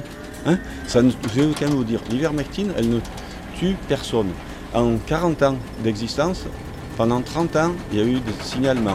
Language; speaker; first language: French; native; French